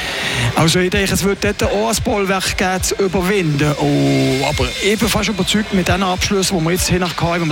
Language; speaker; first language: German; native; German